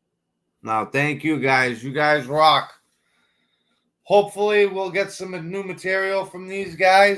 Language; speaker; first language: English; native; English